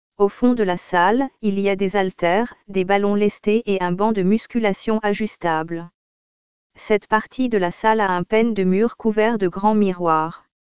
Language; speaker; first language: French; native; French